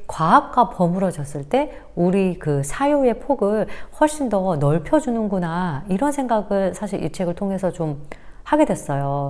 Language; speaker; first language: Korean; native; Korean